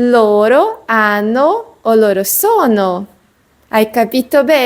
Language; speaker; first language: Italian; non-native, fluent; Portuguese